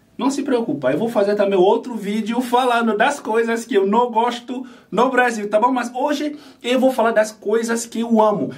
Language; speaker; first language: Portuguese; non-native, fluent; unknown